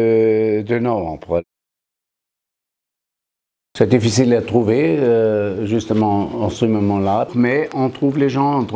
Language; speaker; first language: French; non-native, fluent; German